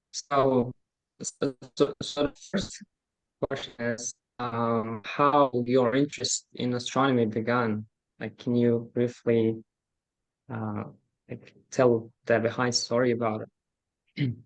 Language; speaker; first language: English; non-native, learner; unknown